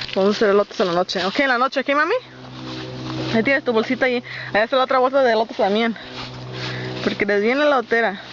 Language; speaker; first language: Spanish; early bilingual, other home language; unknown